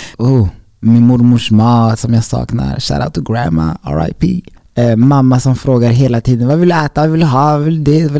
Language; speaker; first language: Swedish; early bilingual, other home language; Rundi